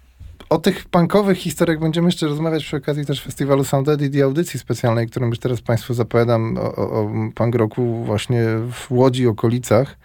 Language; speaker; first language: Polish; native; Polish